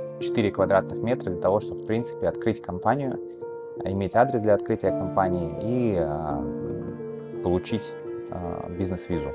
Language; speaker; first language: Russian; native; Russian